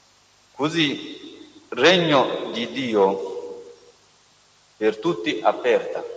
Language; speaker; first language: Italian; non-native, learner; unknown